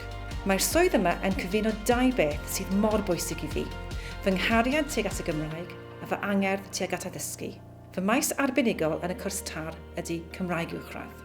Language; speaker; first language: Welsh; non-native, local second language; English